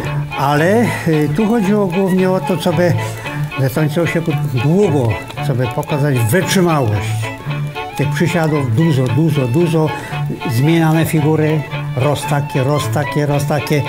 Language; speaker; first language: Polish; native; Polish